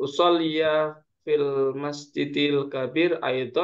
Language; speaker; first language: Arabic; non-native, learner; Indonesian